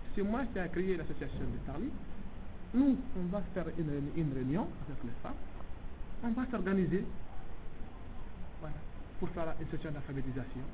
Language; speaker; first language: French; non-native, local second language; Tamasheq